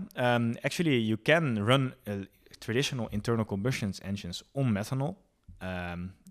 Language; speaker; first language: English; non-native, fluent; Dutch